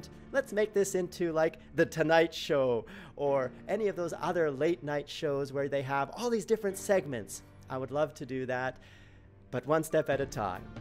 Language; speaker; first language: English; native; English